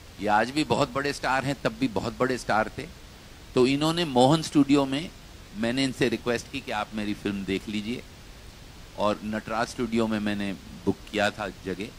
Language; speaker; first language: Hindi; non-native, local second language; Kashmiri